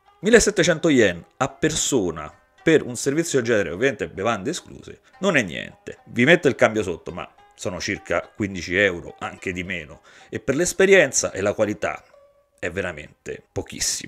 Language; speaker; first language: Italian; native; Italian